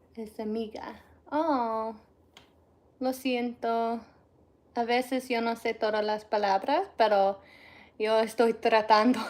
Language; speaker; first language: Spanish; non-native, learner; English